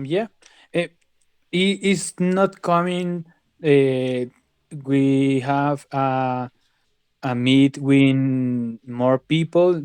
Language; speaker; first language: English; non-native, learner; Spanish